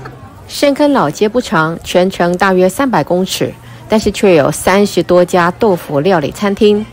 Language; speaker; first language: Chinese; native; Chinese